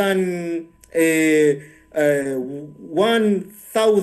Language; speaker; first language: English; non-native, local second language; Swahili